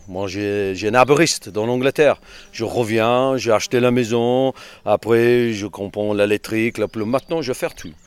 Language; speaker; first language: French; non-native, fluent; English